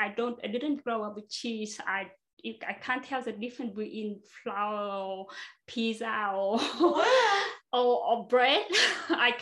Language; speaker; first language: English; non-native, fluent; Vietnamese